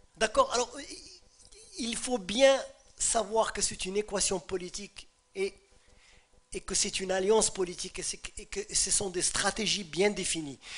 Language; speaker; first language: French; non-native, local second language; Arabic